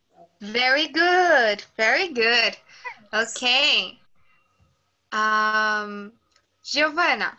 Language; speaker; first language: English; non-native, fluent; Portuguese